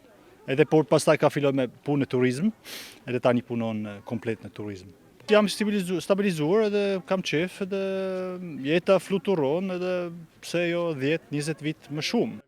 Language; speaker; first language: Albanian; non-native, learner; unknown